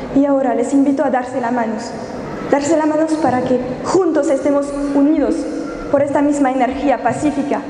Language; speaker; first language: Spanish; non-native, fluent; French